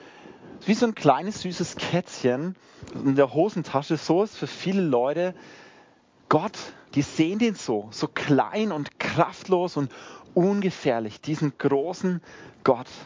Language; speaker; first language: German; native; German